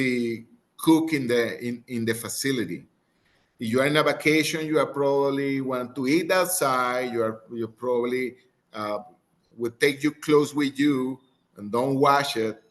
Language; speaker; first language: English; non-native, fluent; Spanish